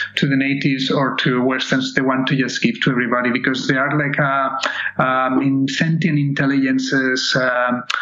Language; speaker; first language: English; non-native, fluent; Spanish